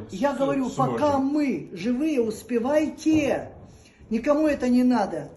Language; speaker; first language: Russian; native; Russian